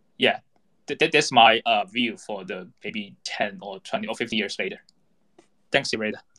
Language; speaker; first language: English; non-native, fluent; Chinese